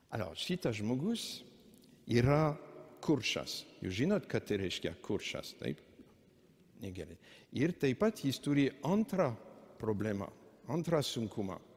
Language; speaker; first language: Lithuanian; non-native, fluent; French